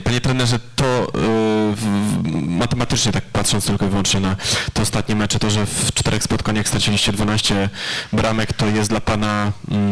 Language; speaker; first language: Polish; native; Polish